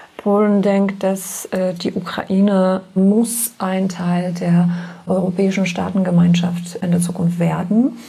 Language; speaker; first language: German; non-native, fluent; Polish